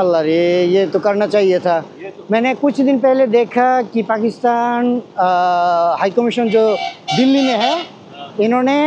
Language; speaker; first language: Hindi; non-native, learner; Bangla